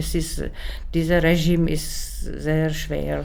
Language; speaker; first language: German; non-native, learner; Czech